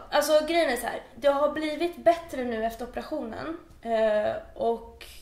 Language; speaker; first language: Swedish; early bilingual, other home language; Persian